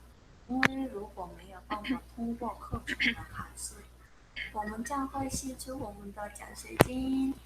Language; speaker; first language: Chinese; non-native, fluent; Mongolian